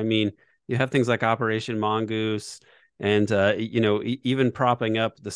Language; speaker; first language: English; native; English